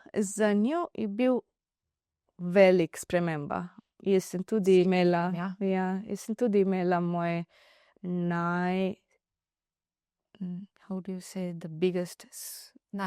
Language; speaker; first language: Slovenian; non-native, learner; Divehi